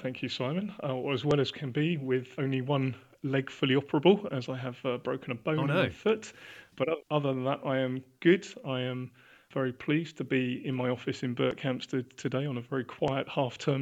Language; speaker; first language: English; native; English